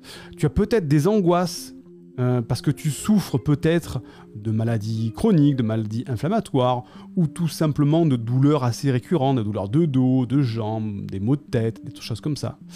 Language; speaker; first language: French; native; French